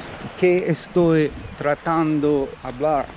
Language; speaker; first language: Spanish; non-native, learner; English